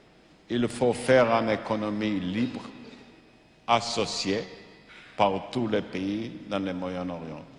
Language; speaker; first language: French; non-native, fluent; Yiddish